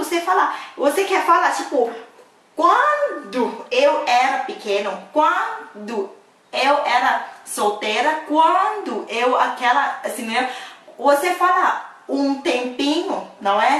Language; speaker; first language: Portuguese; non-native, fluent; Thai